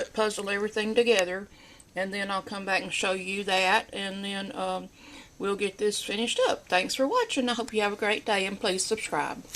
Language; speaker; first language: English; native; English